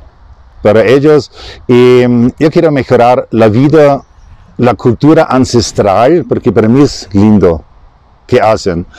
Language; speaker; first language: Spanish; non-native, learner; German